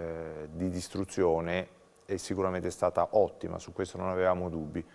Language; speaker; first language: Italian; native; Italian